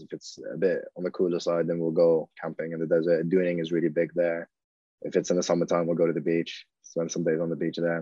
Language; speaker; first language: English; non-native, fluent; Arabic